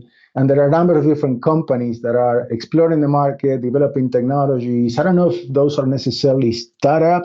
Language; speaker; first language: English; non-native, fluent; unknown